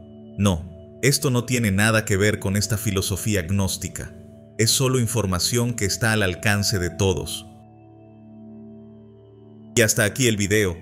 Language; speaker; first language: Spanish; native; Spanish